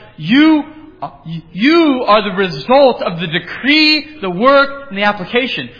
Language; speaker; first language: English; native; English